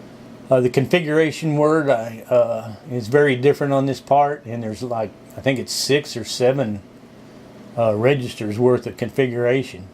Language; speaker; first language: English; native; English